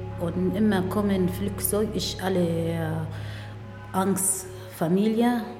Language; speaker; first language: German; non-native, learner; Arabic